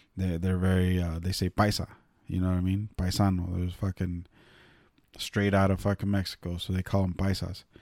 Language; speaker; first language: English; early bilingual, other home language; Spanish